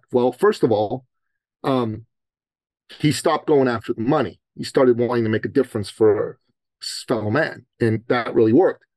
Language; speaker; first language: English; early bilingual, other home language; Persian